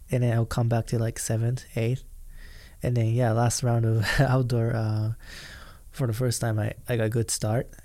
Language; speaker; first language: English; non-native, fluent; Japanese